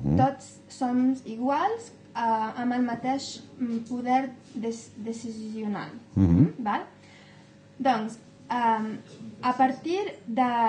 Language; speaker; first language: Catalan; non-native, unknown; English